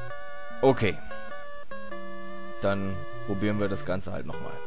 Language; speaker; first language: German; native; German